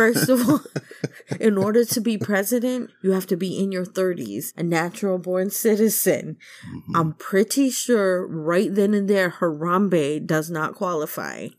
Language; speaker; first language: English; native; English